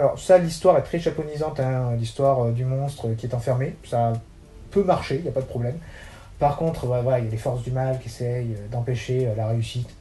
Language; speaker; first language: French; native; French